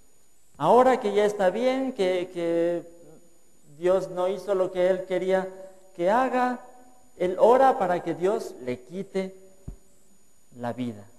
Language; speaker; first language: Spanish; native; Spanish